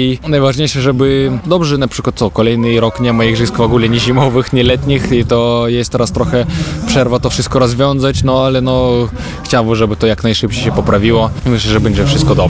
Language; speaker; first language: Polish; non-native, learner; Russian